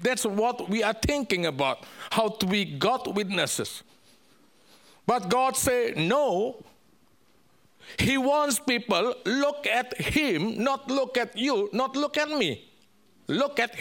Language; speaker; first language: English; non-native, learner; Indonesian